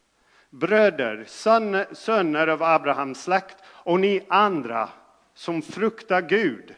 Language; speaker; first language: Swedish; non-native, fluent; English